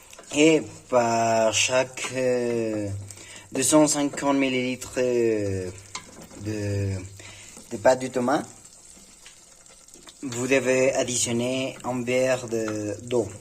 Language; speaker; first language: French; non-native, learner; Spanish